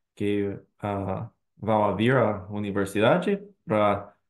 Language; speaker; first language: Portuguese; non-native, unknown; English